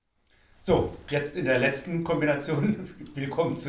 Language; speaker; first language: German; native; German